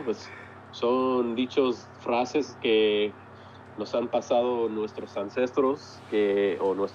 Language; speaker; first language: Spanish; early bilingual, heritage; English